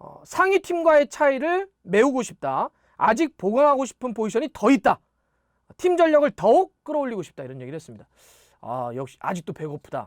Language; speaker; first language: Korean; native; Korean